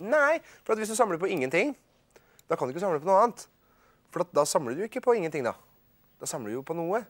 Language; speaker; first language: Norwegian; native; Norwegian